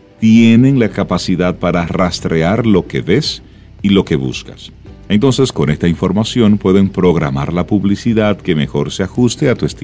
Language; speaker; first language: Spanish; native; Spanish